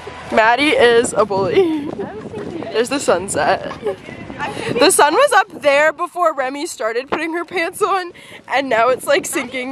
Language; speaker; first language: English; native; English